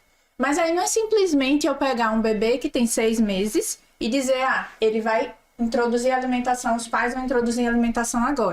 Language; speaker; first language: Portuguese; native; Portuguese